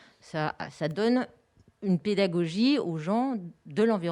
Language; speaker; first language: French; native; French